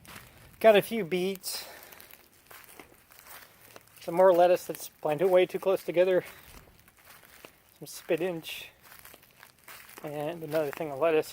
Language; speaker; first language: English; native; English